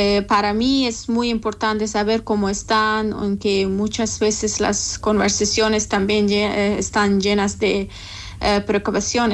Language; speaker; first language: Spanish; non-native, learner; Persian